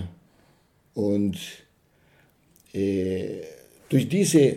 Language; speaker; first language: German; non-native, learner; Portuguese